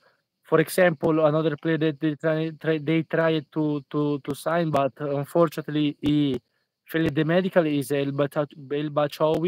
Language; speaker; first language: English; non-native, fluent; Italian